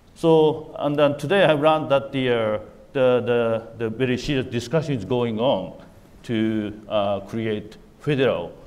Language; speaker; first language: English; non-native, fluent; Japanese